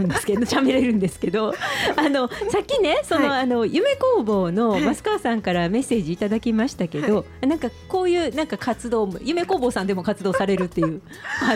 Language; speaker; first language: Japanese; native; Japanese